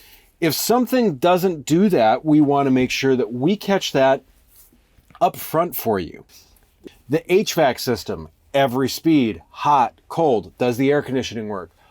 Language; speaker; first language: English; native; English